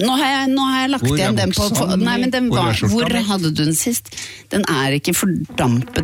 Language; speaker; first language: Norwegian; native; Norwegian